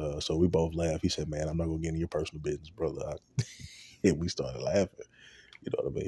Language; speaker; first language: English; native; English